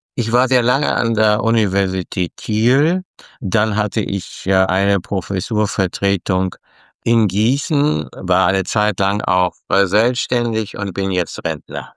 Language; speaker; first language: German; native; German